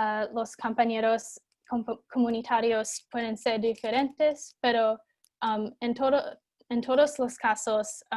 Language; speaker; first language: Spanish; non-native, fluent; English